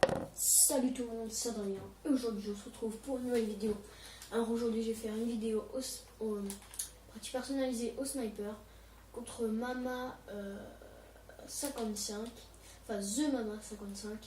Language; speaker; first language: French; native; French